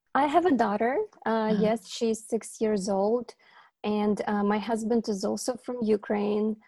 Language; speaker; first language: English; non-native, fluent; Ukrainian